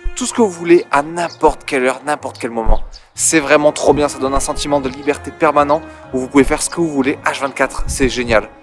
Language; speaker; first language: French; native; French